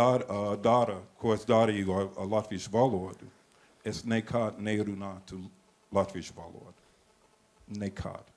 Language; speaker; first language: Latvian; non-native, fluent; English